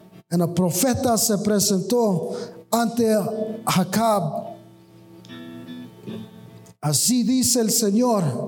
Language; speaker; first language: Spanish; early bilingual, heritage; Spanish